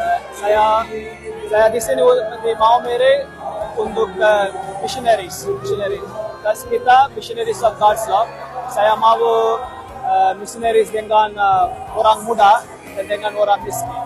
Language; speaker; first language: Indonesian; non-native, learner; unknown